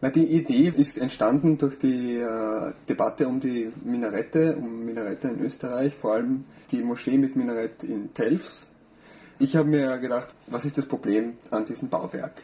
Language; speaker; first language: German; native; German